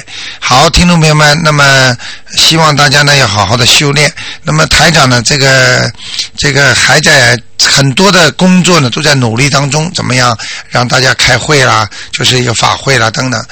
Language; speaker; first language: Chinese; native; Chinese